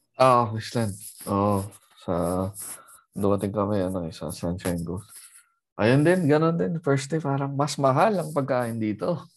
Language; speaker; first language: Filipino; native; Filipino